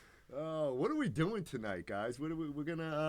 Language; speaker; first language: English; native; English